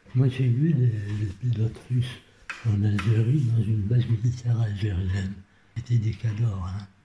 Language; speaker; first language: French; non-native, local second language; Arabic